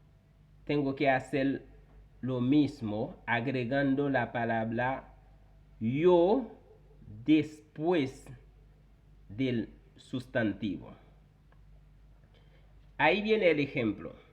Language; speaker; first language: Spanish; non-native, fluent; Haitian Creole